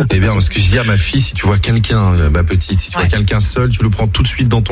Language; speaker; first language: French; native; French